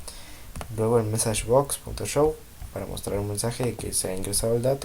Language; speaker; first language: Spanish; native; Spanish